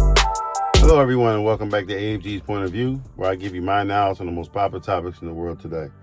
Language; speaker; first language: English; native; English